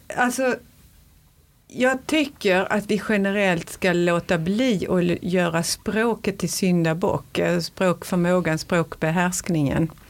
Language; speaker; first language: Swedish; native; Swedish